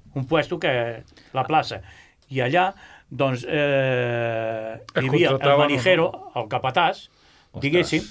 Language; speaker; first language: Catalan; non-native, local second language; Spanish